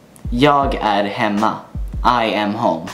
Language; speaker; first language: Swedish; non-native, fluent; English